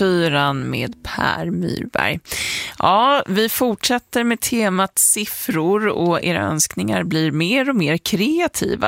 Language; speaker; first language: Swedish; native; Swedish